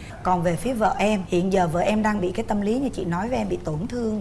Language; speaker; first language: Vietnamese; native; Vietnamese